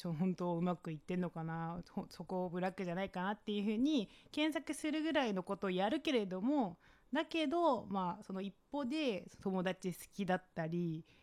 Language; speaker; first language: Japanese; non-native, fluent; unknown